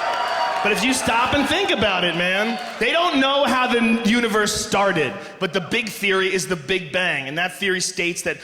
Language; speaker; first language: English; native; English